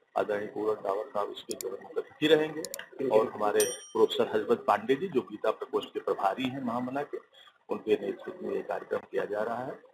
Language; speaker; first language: Hindi; native; Hindi